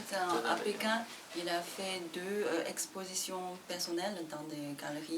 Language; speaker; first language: French; non-native, fluent; Chinese